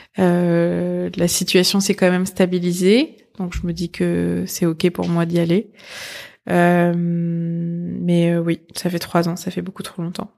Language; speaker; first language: French; early bilingual, other home language; Persian